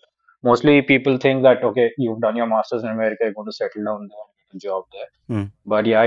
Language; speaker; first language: English; non-native, local second language; Urdu